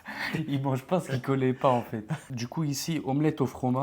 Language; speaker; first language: French; native; French